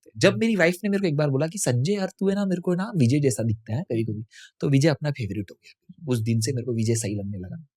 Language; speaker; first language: Hindi; non-native, local second language; Tamil